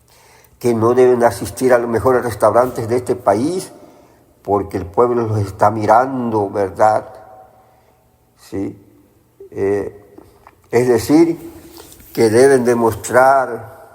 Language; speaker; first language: Spanish; native; Spanish